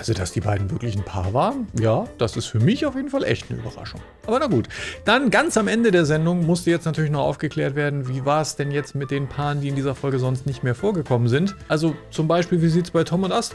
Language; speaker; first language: German; native; German